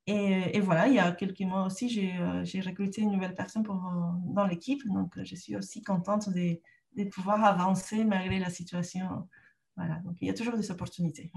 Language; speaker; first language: French; non-native, fluent; Spanish